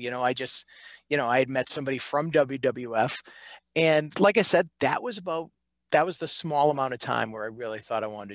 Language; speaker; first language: English; native; English